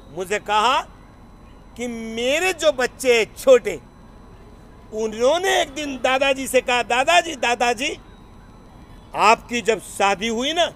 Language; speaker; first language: Hindi; non-native, local second language; Gujarati